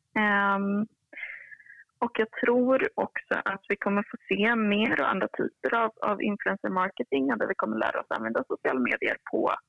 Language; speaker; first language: Swedish; native; Swedish